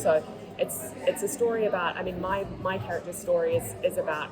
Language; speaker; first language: English; native; English